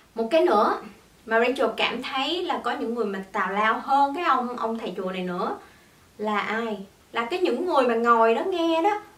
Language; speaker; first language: Vietnamese; early bilingual, heritage; Vietnamese